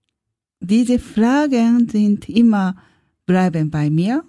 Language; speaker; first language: German; non-native, learner; Japanese